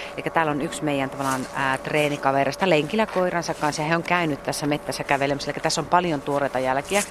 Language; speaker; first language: Finnish; native; Finnish